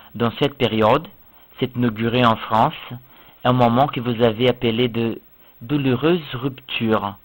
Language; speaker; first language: French; non-native, fluent; Portuguese